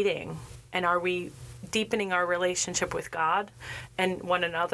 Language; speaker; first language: English; native; English